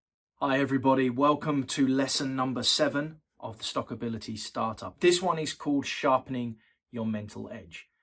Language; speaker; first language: English; native; English